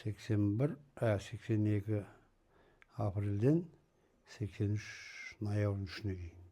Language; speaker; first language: Kazakh; native; Kazakh